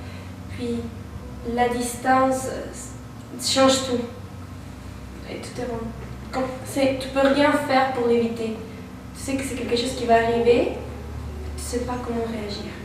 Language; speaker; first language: French; non-native, fluent; Spanish